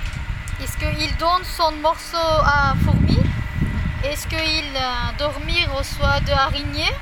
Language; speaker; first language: French; non-native, learner; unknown